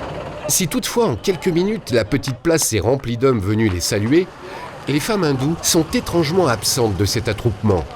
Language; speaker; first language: French; native; French